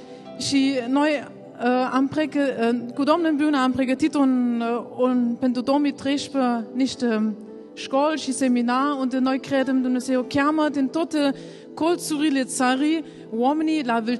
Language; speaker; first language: Romanian; non-native, learner; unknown